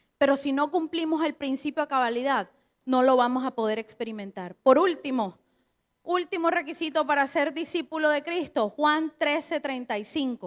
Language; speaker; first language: Spanish; native; Spanish